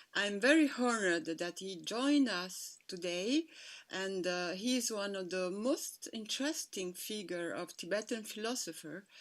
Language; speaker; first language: English; non-native, fluent; Italian